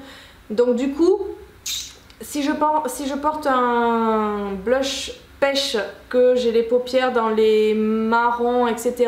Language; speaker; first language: French; native; French